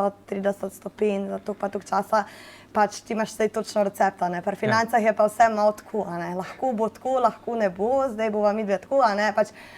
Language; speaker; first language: Slovenian; native; Slovenian